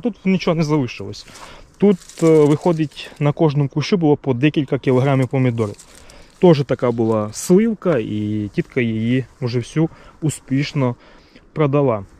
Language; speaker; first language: Ukrainian; native; Ukrainian